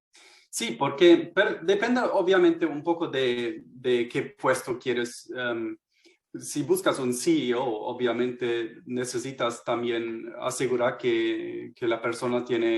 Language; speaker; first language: Spanish; non-native, fluent; German